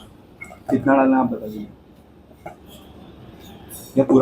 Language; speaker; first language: Hindi; native; Hindi